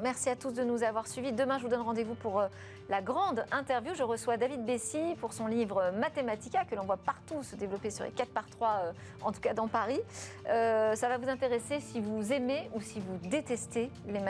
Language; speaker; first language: French; native; French